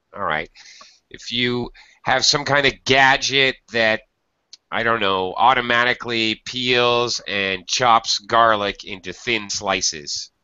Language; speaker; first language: English; native; English